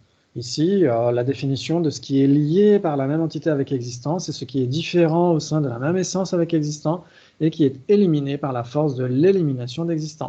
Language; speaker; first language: French; native; French